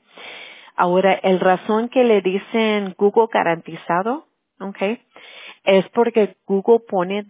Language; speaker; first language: Spanish; early bilingual, heritage; Spanish